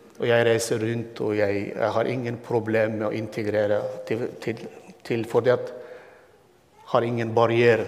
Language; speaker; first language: Norwegian; non-native, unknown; Turkmen